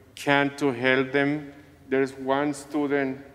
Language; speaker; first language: English; non-native, fluent; Spanish